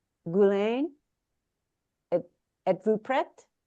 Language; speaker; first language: French; non-native, learner; English